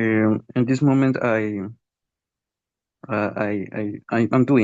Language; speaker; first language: English; non-native, learner; Spanish